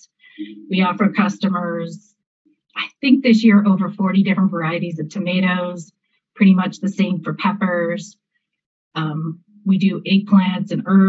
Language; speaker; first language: English; native; English